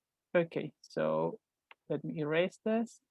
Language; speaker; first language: English; non-native, fluent; Spanish